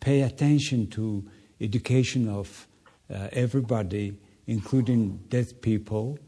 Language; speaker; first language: English; non-native, learner; Mongolian